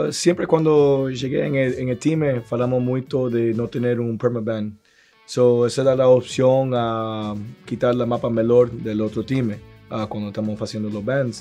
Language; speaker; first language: Portuguese; non-native, learner; Spanish